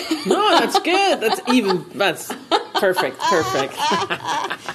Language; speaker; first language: English; non-native, fluent; German